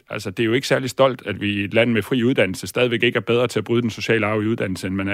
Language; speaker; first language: Danish; native; Danish